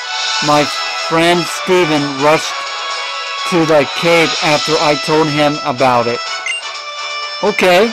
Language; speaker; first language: English; native; English